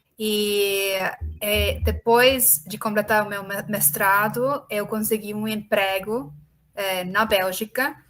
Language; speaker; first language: Portuguese; non-native, fluent; Estonian